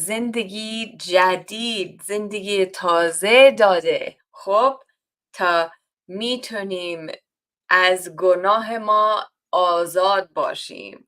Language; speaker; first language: Persian; non-native, learner; English